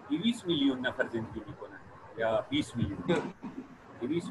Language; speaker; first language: Persian; non-native, fluent; Urdu